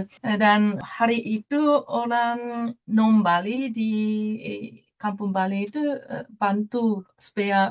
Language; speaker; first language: Indonesian; non-native, fluent; Japanese